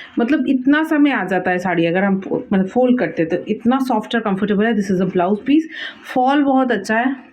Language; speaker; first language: Hindi; non-native, local second language; Bangla